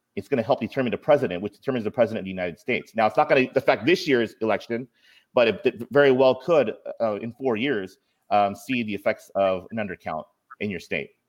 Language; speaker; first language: English; native; English